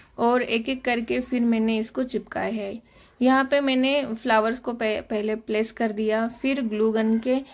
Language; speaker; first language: Hindi; non-native, local second language; Marathi